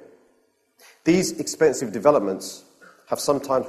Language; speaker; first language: English; native; English